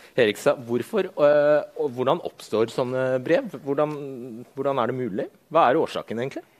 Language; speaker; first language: Norwegian; native; Norwegian